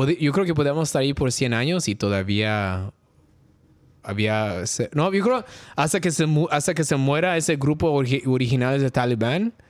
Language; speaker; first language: Spanish; early bilingual, heritage; Spanish